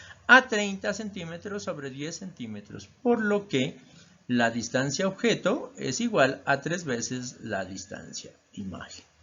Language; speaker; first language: Spanish; native; Spanish